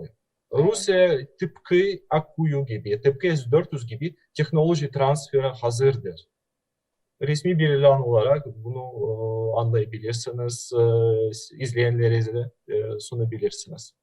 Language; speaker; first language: Turkish; non-native, fluent; Russian